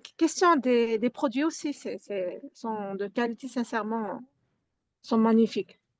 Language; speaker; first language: French; non-native, local second language; Arabic